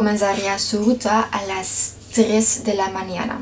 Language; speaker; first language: Spanish; non-native, learner; Dutch